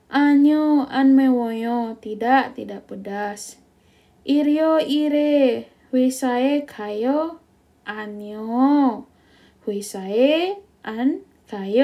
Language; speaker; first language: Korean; non-native, fluent; Indonesian